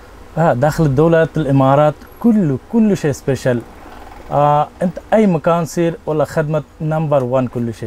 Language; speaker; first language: Arabic; non-native, learner; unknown